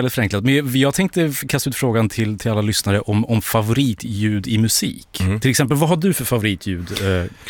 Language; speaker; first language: Swedish; native; Swedish